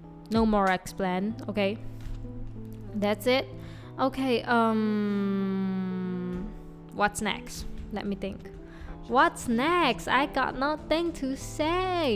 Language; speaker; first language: English; non-native, local second language; Chinese